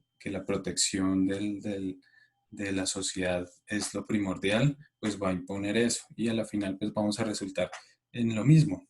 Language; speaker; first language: Spanish; native; Spanish